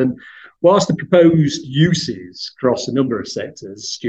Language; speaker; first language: English; native; English